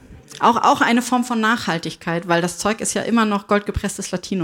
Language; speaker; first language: German; native; German